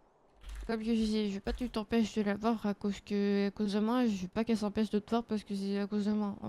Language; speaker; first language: French; native; French